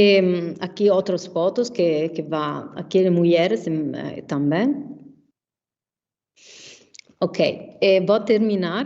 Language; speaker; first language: Portuguese; non-native, fluent; Italian